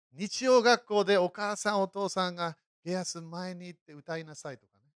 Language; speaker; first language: Japanese; non-native, fluent; English